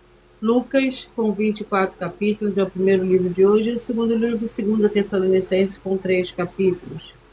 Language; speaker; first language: Portuguese; native; Portuguese